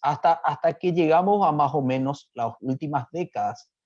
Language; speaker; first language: Spanish; native; Spanish